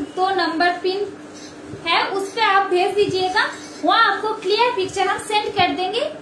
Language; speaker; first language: Hindi; non-native, local second language; Bangla